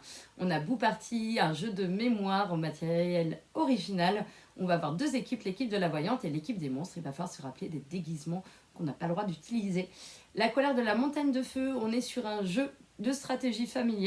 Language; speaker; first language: French; native; French